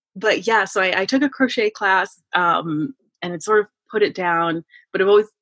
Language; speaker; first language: English; early bilingual, other home language; Yoruba